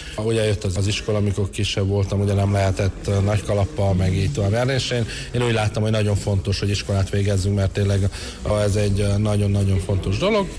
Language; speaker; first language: Hungarian; non-native, local second language; Romany